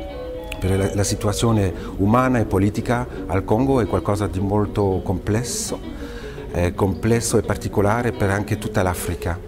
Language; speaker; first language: Italian; non-native, fluent; French